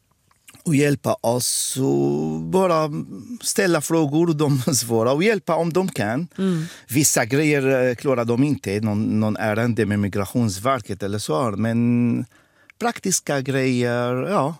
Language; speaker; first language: Swedish; non-native, fluent; Arabic